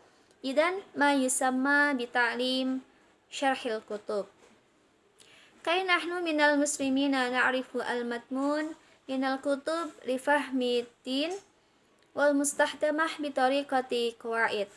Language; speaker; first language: Arabic; non-native, learner; Indonesian